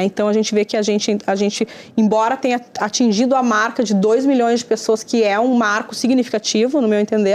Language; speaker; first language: Portuguese; native; Portuguese